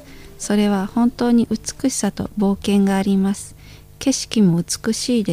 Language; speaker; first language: Japanese; non-native, fluent; Indonesian